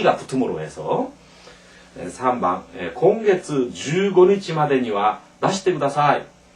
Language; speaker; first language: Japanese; non-native, fluent; Korean